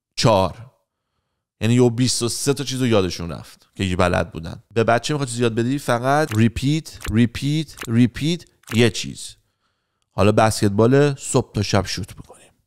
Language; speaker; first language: Persian; native; Persian